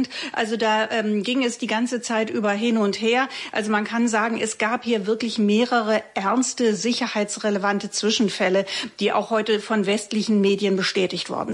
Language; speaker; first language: German; native; German